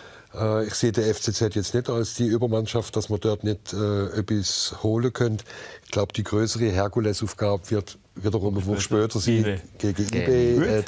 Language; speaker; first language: German; native; German